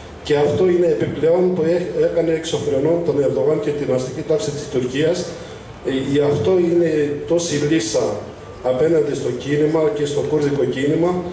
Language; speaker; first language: Greek; non-native, fluent; Arabic